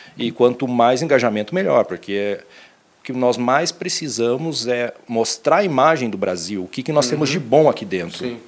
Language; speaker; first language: Portuguese; native; Portuguese